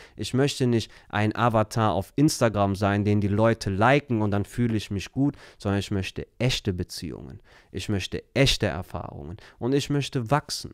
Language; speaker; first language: German; early bilingual, other home language; Turkish